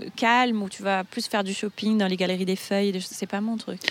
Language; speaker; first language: French; non-native, fluent; Portuguese